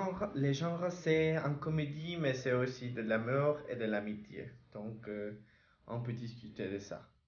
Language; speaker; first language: French; non-native, learner; Spanish